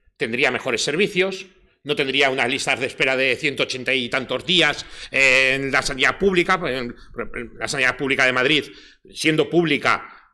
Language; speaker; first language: Spanish; native; Spanish